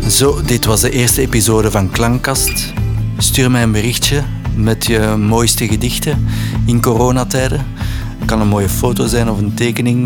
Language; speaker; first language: Dutch; native; Dutch